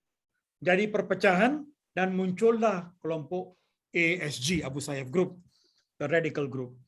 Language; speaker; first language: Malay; non-native, local second language; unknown